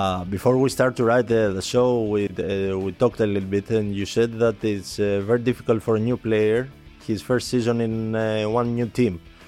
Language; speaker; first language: English; non-native, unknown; Greek